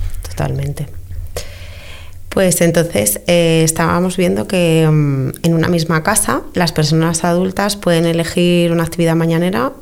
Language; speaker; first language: Spanish; native; Spanish